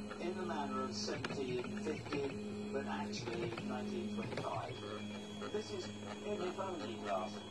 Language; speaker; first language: English; native; English